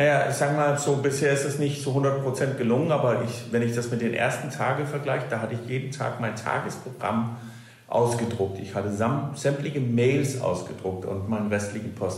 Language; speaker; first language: German; non-native, fluent; Danish